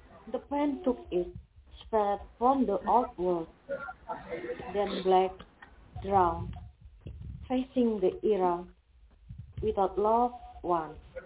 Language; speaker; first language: English; non-native, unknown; Indonesian